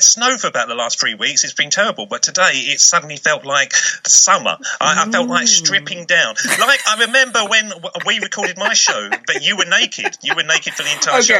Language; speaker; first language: English; native; English